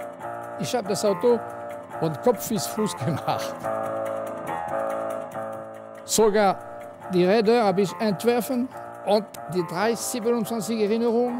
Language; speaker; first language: German; non-native, fluent; French